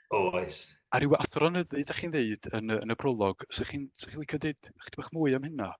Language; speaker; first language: Welsh; native; Welsh